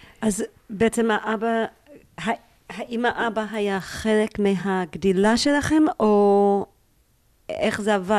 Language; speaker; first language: Hebrew; native; Hebrew